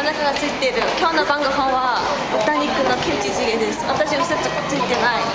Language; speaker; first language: Japanese; non-native, learner; Mongolian